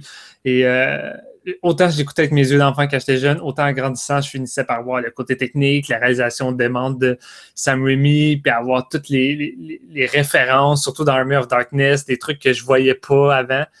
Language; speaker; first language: French; native; French